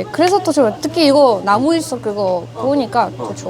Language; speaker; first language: Korean; non-native, learner; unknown